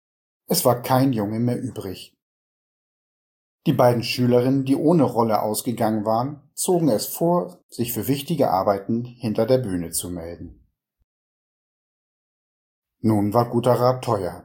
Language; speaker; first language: German; native; German